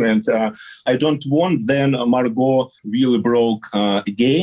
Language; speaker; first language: English; non-native, learner; Kazakh